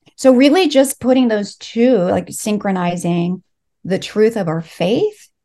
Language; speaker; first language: English; early bilingual, other home language; Spanish